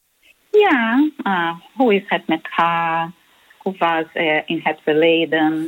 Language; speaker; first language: Dutch; non-native, learner; Portuguese